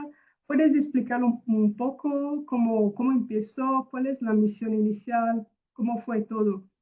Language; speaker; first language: Spanish; non-native, fluent; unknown